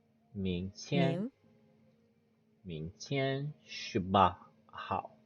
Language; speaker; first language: Chinese; non-native, learner; English